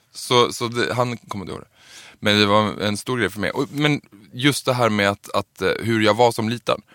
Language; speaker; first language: Swedish; native; Swedish